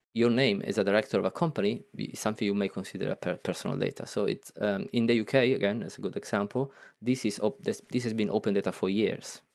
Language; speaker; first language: English; non-native, fluent; Italian